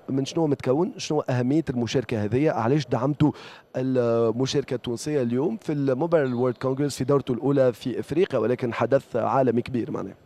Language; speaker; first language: Arabic; native; Arabic